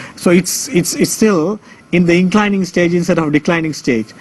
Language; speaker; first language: English; non-native, local second language; Sinhala